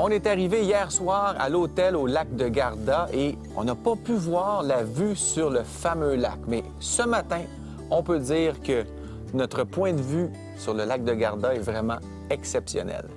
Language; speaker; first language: French; native; French